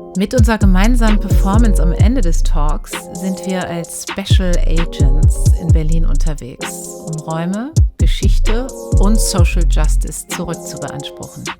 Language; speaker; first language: German; native; German